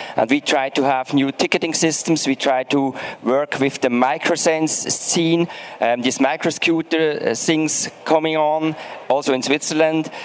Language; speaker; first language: English; non-native, fluent; German